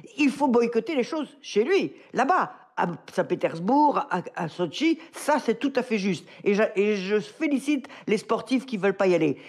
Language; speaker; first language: French; native; French